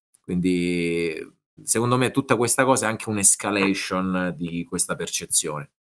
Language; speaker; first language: Italian; native; Italian